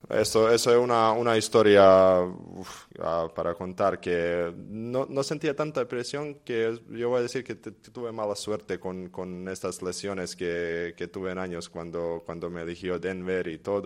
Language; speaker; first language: Spanish; non-native, fluent; Serbian